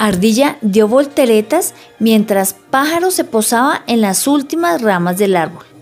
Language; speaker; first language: Spanish; native; Spanish